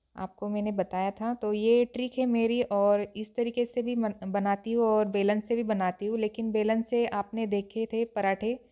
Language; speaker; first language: Hindi; non-native, local second language; Marathi